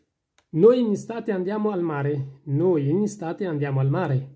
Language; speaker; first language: Italian; non-native, fluent; Persian